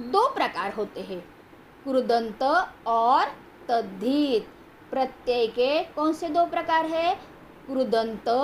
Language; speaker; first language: Hindi; non-native, local second language; Marathi